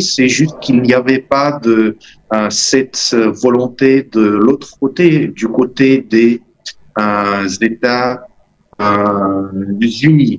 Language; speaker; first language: French; non-native, fluent; Russian